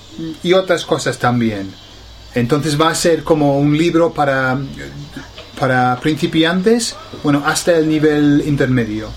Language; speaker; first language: Spanish; non-native, fluent; English